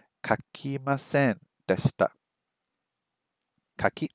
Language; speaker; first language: Japanese; non-native, learner; English